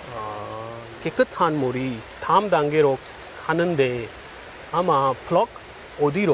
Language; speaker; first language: Korean; non-native, learner; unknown